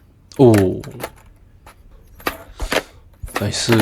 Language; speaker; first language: Japanese; native; Japanese